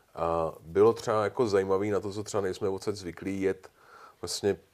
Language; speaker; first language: Czech; native; Czech